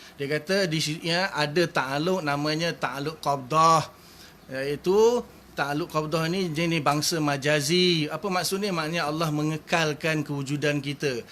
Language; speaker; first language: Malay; native; Malay